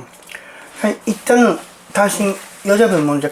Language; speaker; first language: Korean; non-native, learner; Japanese